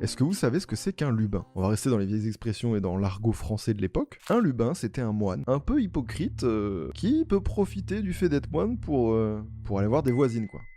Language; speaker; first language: French; native; French